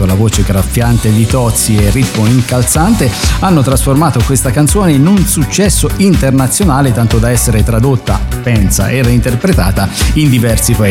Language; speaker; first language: Italian; native; Italian